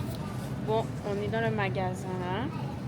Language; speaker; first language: French; native; French